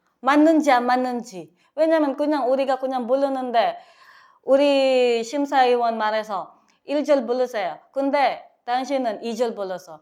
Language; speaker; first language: Korean; non-native, learner; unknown